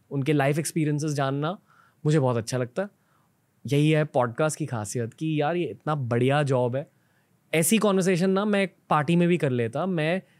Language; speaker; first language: Hindi; native; Hindi